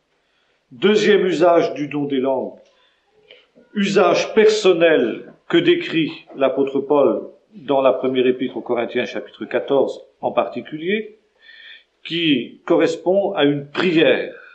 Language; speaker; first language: French; native; French